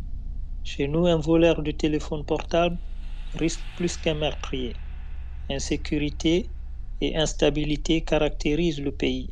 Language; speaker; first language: French; non-native, local second language; Fula